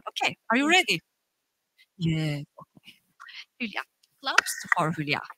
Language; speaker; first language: English; non-native, fluent; Turkish